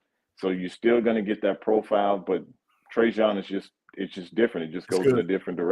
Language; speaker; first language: English; native; English